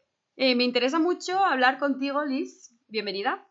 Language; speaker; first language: Spanish; native; Spanish